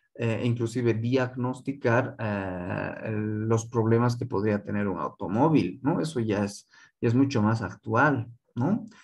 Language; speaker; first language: Spanish; non-native, local second language; Quechua